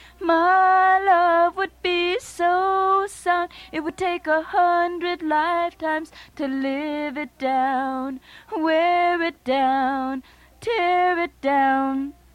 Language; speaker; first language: English; early bilingual, other home language; Spanish